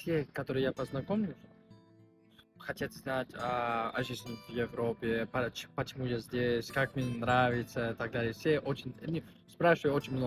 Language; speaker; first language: Russian; non-native, learner; Spanish